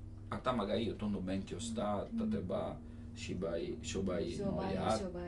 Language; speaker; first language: Japanese; non-native, learner; Italian